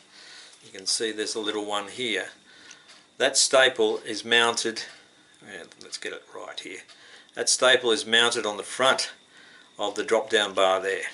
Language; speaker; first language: English; native; English